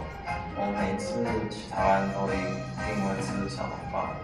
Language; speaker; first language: Chinese; early bilingual, heritage; Chinese